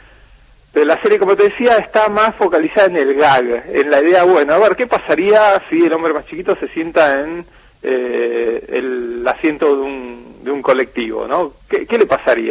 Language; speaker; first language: Spanish; native; Spanish